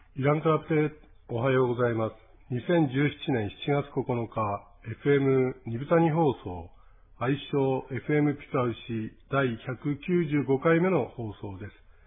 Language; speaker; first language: Japanese; native; Japanese